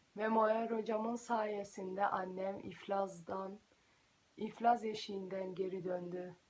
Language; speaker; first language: Turkish; early bilingual, heritage; Turkish